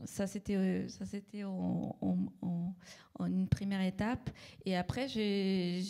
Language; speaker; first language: French; non-native, fluent; Spanish